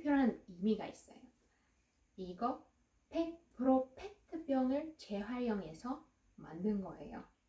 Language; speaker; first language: Korean; non-native, fluent; Russian